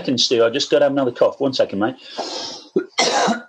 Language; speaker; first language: English; native; English